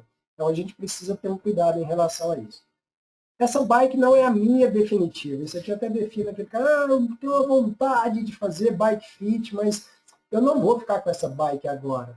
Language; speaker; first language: Portuguese; native; Portuguese